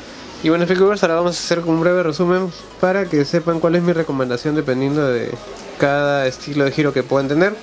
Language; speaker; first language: Spanish; native; Spanish